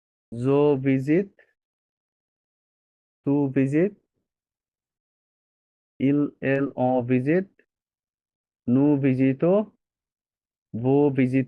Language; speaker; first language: French; non-native, learner; Bangla